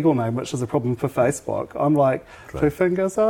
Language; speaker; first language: English; native; English